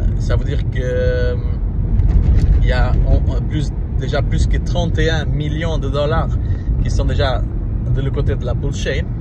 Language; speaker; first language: French; non-native, learner; Portuguese